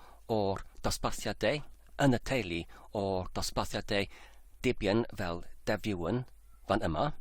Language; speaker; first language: Welsh; non-native, learner; English